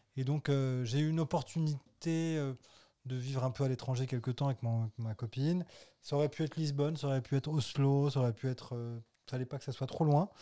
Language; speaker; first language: French; native; French